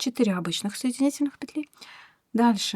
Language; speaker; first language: Russian; native; Russian